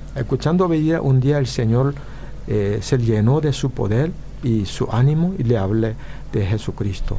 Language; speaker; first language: Spanish; non-native, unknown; Korean